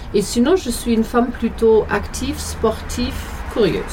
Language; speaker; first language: French; non-native, fluent; German